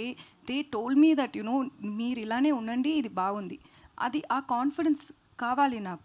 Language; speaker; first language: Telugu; non-native, learner; Tamil